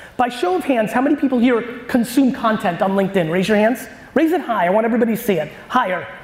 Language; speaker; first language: English; native; English